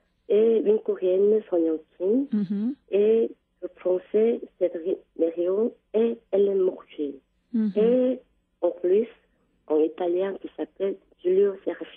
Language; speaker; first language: French; non-native, learner; Korean